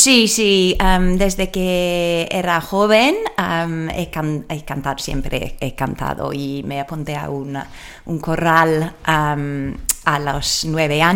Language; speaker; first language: Spanish; non-native, learner; English